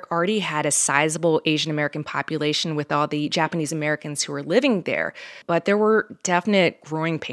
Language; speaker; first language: English; native; English